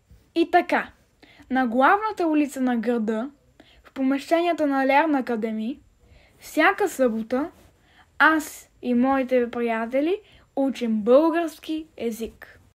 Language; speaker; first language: Bulgarian; early bilingual, heritage; Bulgarian